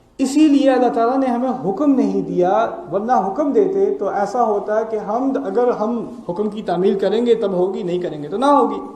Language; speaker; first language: Urdu; early bilingual, heritage; Urdu